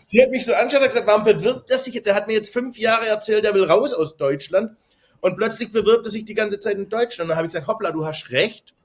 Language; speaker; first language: German; native; German